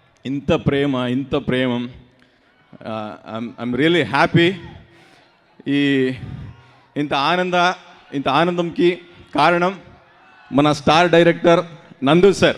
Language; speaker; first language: Telugu; non-native, learner; Kannada